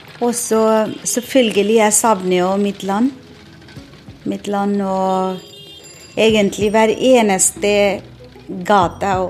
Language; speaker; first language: Norwegian; non-native, fluent; Bangla